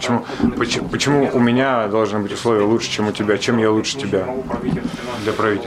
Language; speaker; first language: Russian; native; Russian